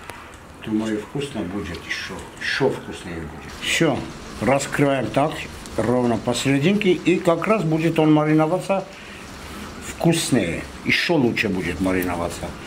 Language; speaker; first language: Russian; non-native, fluent; Armenian